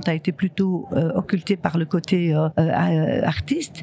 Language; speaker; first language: French; early bilingual, other home language; Riffian